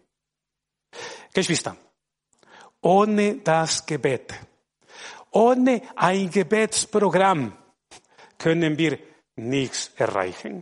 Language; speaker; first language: German; non-native, fluent; Spanish